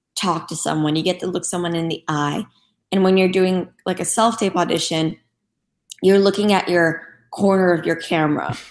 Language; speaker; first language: English; non-native, fluent; Turkish